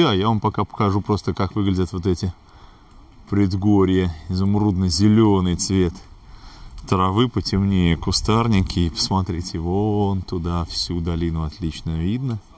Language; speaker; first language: Russian; native; Russian